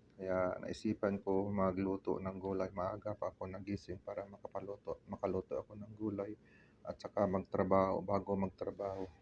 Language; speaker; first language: Filipino; non-native, local second language; Hiligaynon